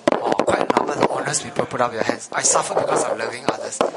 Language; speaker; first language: English; non-native, local second language; Chinese